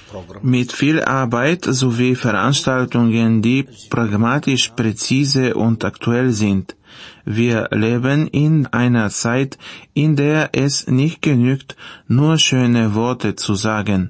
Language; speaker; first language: German; non-native, fluent; Bulgarian